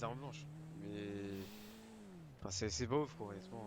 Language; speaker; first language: French; native; French